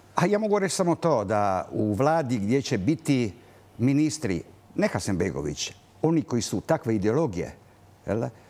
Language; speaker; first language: Croatian; non-native, local second language; Italian